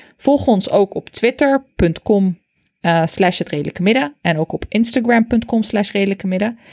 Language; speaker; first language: Dutch; early bilingual, other home language; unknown